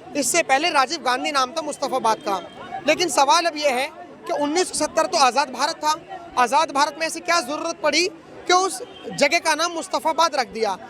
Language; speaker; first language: Hindi; native; Hindi